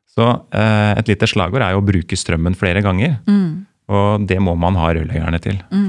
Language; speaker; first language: Norwegian; native; Norwegian